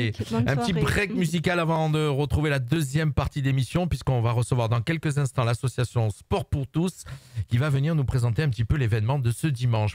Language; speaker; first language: French; native; French